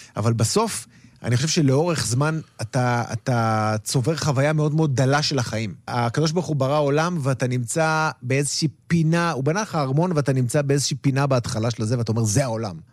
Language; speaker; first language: Hebrew; native; Hebrew